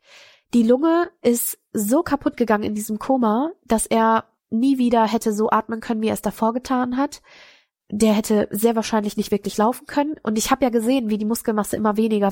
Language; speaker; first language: German; native; German